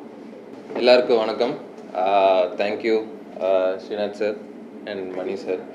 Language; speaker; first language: Tamil; non-native, learner; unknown